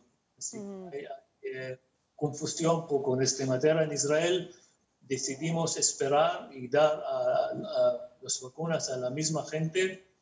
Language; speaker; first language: Spanish; non-native, fluent; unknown